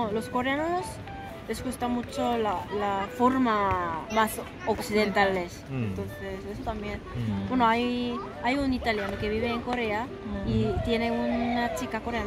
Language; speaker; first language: Spanish; non-native, fluent; Korean